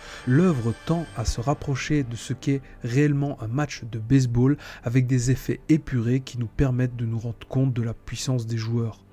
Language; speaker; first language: French; native; French